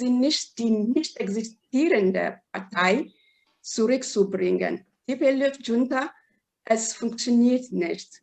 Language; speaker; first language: German; non-native, learner; Amharic